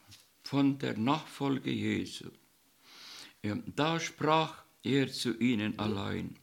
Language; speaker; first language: German; non-native, learner; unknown